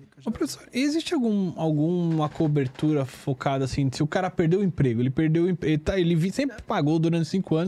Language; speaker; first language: Portuguese; native; Portuguese